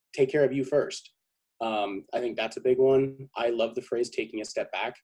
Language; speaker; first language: English; native; English